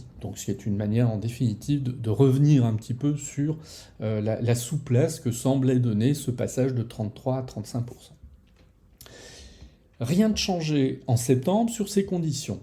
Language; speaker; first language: French; native; French